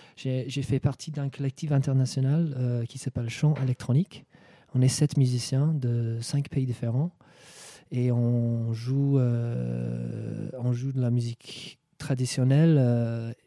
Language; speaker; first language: French; non-native, fluent; English